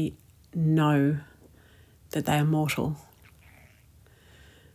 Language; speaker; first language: English; native; English